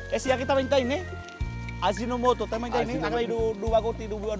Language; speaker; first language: Portuguese; non-native, learner; Vietnamese